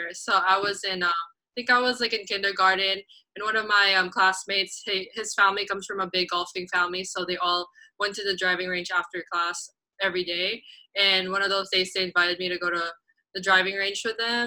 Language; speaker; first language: English; non-native, local second language; Filipino